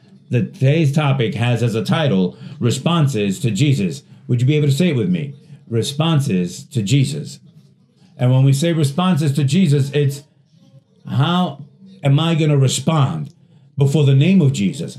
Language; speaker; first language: English; non-native, fluent; Spanish